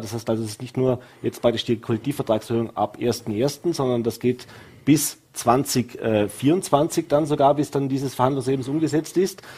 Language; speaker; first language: German; native; German